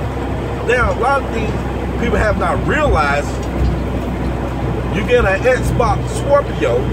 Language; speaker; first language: English; native; English